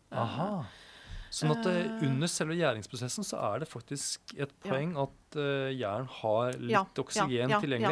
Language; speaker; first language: Norwegian; native; Norwegian